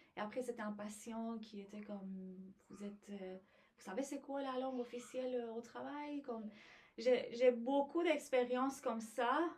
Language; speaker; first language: French; non-native, fluent; Persian